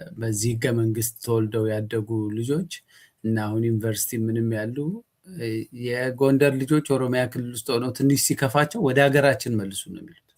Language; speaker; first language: Amharic; native; Amharic